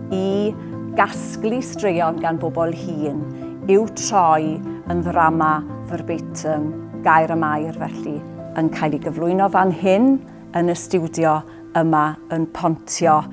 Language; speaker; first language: Welsh; native; Welsh